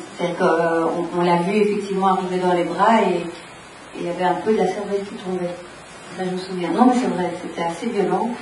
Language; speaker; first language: French; native; French